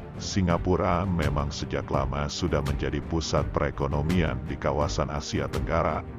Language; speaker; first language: Indonesian; native; Indonesian